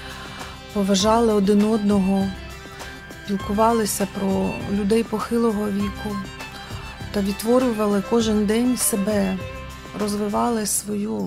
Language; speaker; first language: Ukrainian; non-native, local second language; Russian